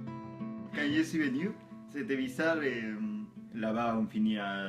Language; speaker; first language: French; non-native, fluent; Spanish